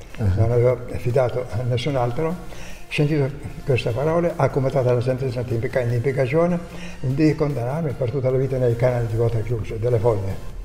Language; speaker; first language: Italian; non-native, fluent; Albanian